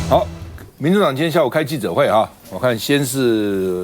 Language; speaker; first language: Chinese; native; Chinese